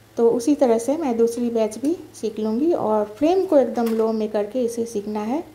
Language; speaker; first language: Hindi; non-native, local second language; Bangla